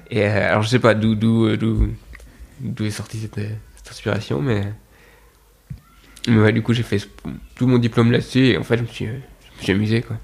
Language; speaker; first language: French; native; French